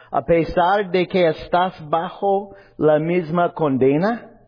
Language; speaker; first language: Spanish; non-native, learner; English